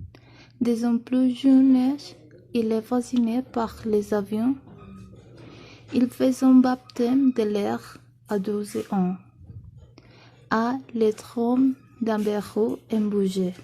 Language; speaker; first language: French; non-native, learner; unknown